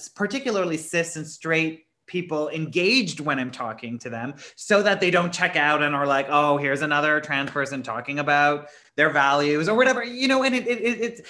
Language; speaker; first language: English; early bilingual, other home language; Urdu